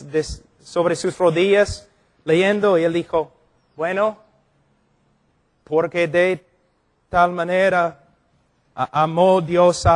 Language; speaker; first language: Spanish; non-native, fluent; English